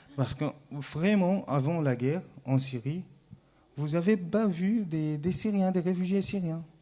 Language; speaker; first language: French; non-native, fluent; Arabic